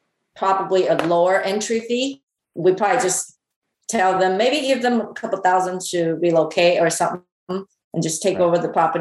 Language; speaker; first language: English; non-native, fluent; Chinese